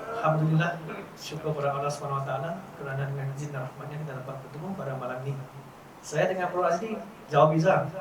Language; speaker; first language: Malay; non-native, local second language; Chinese